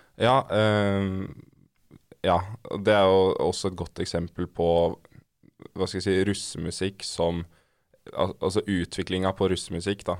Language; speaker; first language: Norwegian; native; Norwegian